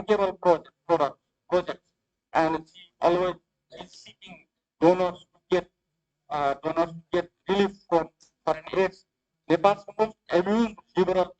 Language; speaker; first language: English; non-native, fluent; Nepali